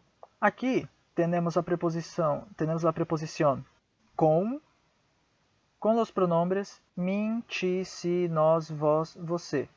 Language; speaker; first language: Portuguese; non-native, fluent; Spanish